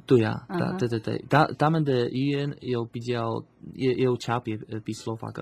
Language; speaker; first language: Chinese; non-native, fluent; Slovak